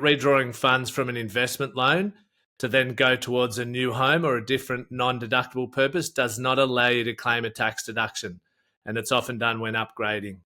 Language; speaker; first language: English; native; English